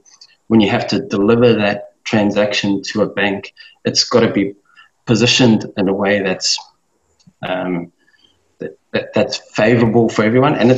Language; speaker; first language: English; native; English